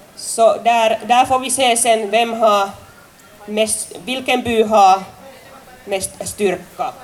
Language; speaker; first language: Swedish; non-native, local second language; Finnish